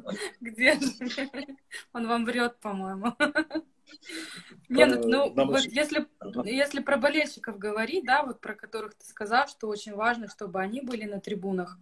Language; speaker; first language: Russian; native; Russian